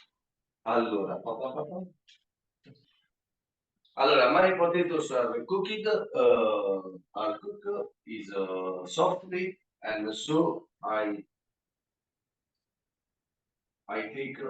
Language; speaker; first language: English; non-native, learner; Italian